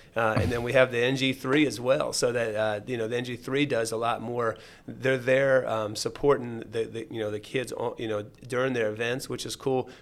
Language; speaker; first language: English; native; English